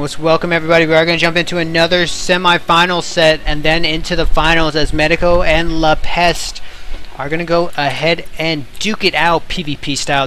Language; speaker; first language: English; native; English